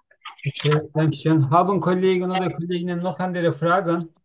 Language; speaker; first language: German; non-native, learner; Turkish